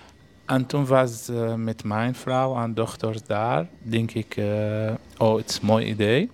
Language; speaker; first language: Dutch; non-native, learner; Arabic